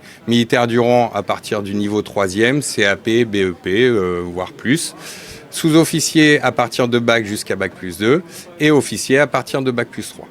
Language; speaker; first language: French; native; French